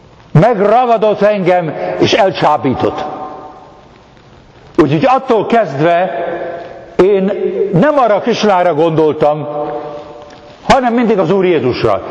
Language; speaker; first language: Hungarian; native; Hungarian